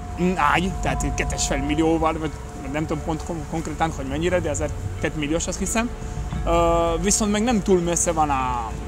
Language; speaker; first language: Hungarian; non-native, fluent; French